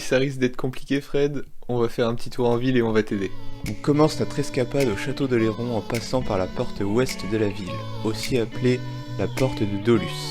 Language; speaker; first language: French; native; French